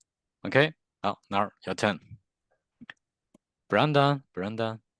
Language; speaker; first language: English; non-native, learner; Chinese